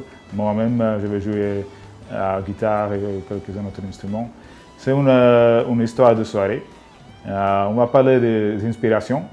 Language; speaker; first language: French; non-native, learner; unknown